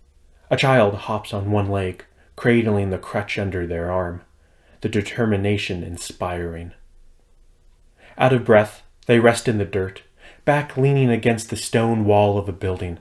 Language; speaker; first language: English; native; English